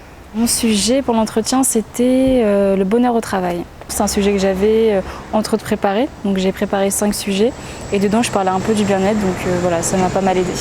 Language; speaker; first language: French; native; French